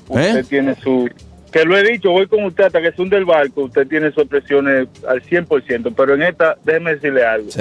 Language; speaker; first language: Spanish; native; Spanish